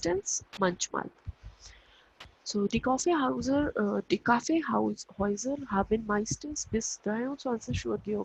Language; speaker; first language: German; non-native, fluent; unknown